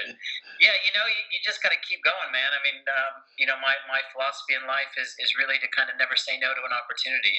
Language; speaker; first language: English; native; English